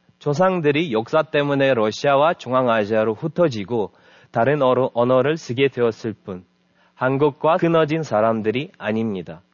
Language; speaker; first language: Korean; non-native, fluent; Russian